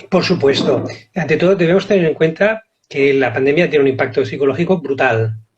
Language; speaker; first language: Spanish; native; Spanish